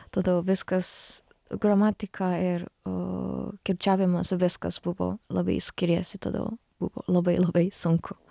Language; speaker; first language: Lithuanian; non-native, learner; Japanese